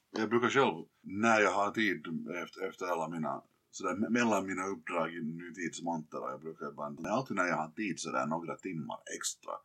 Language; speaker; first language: Swedish; native; Swedish